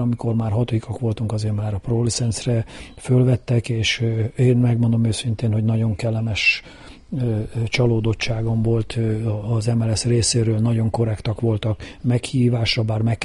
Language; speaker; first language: Hungarian; native; Hungarian